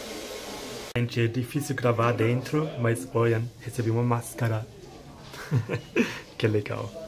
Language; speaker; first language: Portuguese; non-native, fluent; German